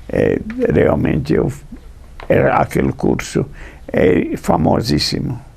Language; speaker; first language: Portuguese; non-native, fluent; English